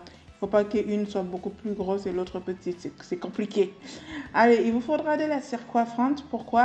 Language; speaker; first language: French; native; French